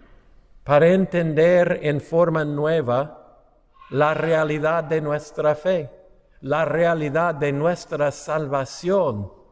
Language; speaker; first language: Spanish; non-native, fluent; English